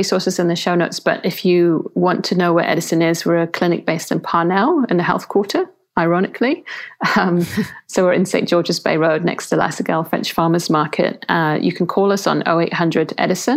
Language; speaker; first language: English; native; English